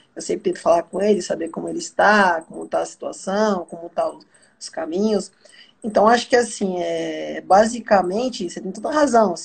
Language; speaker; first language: Portuguese; native; Portuguese